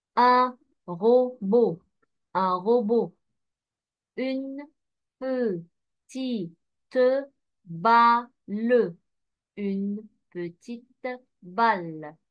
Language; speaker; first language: French; non-native, fluent; Arabic